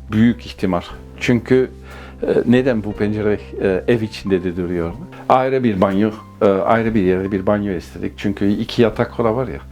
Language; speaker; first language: Turkish; non-native, fluent; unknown